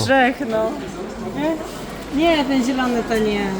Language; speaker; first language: Polish; native; Polish